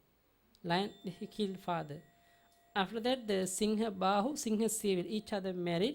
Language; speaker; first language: English; non-native, learner; Sinhala